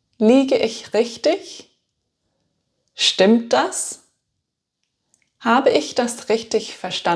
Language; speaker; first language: German; non-native, fluent; English